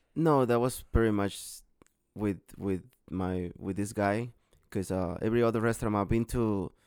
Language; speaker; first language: English; non-native, learner; Spanish